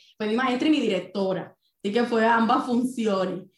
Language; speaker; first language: Spanish; native; Spanish